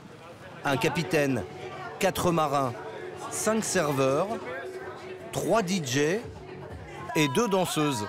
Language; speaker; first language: French; native; French